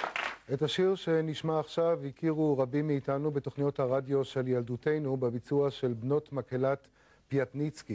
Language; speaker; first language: Hebrew; native; Hebrew